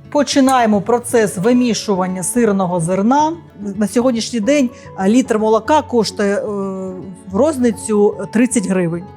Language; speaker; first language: Ukrainian; native; Ukrainian